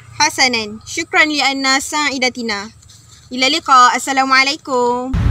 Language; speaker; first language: Arabic; non-native, learner; Malay